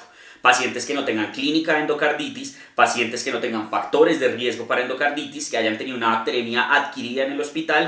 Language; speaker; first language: Spanish; native; Spanish